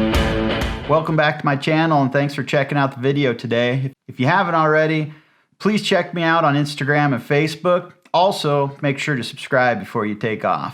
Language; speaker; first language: English; native; English